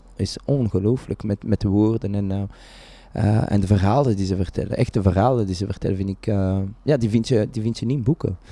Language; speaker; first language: Dutch; native; Dutch